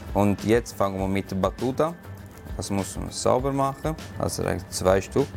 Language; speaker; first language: German; non-native, learner; Italian